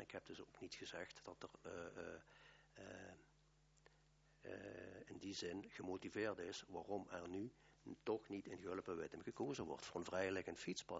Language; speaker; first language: Dutch; native; Dutch